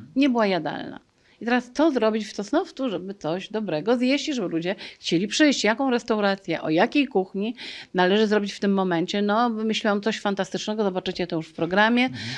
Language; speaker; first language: Polish; native; Polish